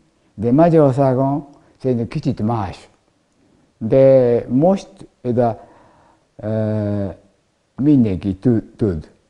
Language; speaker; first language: Hungarian; non-native, learner; Japanese